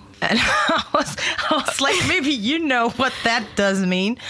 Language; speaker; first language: English; non-native, fluent; German